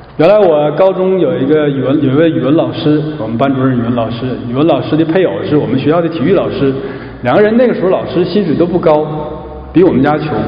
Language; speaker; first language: Chinese; native; Chinese